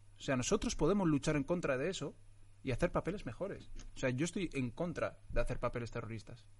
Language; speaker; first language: Spanish; early bilingual, other home language; Arabic